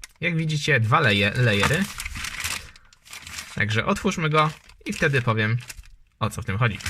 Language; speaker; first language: Polish; native; Polish